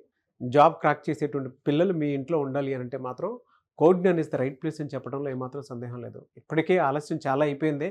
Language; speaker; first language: Telugu; native; Telugu